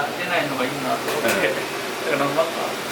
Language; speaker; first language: Japanese; native; Japanese